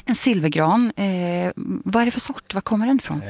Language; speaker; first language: Swedish; native; Swedish